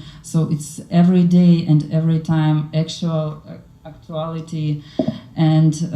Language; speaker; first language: English; non-native, learner; Ukrainian